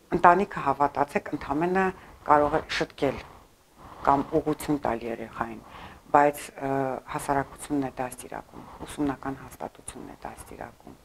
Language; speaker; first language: Armenian; early bilingual, heritage; Armenian